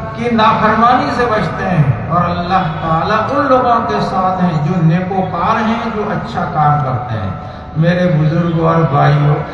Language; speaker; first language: Urdu; native; Urdu